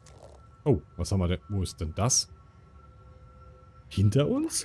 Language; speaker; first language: German; native; German